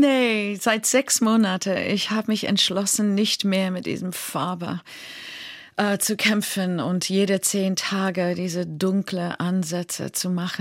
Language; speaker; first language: German; non-native, fluent; English